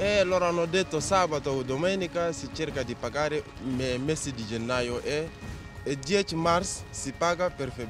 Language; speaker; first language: Italian; non-native, learner; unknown